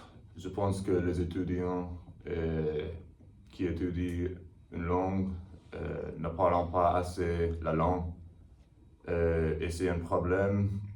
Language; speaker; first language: French; non-native, learner; English